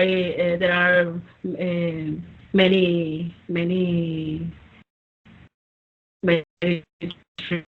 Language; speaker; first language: English; non-native, learner; Spanish